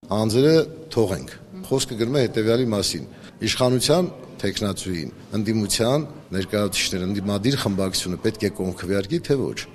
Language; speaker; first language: Armenian; native; Armenian